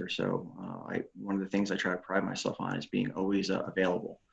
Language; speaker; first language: English; native; English